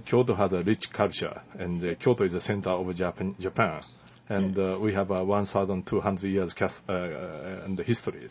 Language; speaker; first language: English; non-native, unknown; Japanese